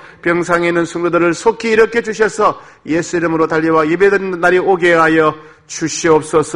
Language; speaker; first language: Korean; native; Korean